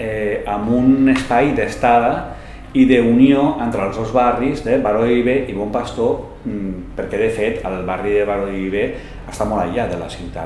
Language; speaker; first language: Catalan; native; Catalan